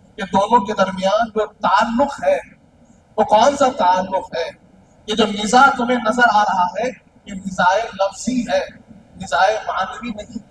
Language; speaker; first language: Urdu; native; Urdu